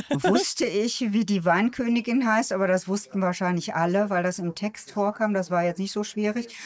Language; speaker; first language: German; native; German